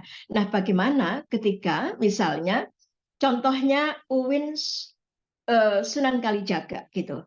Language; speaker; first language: Indonesian; native; Indonesian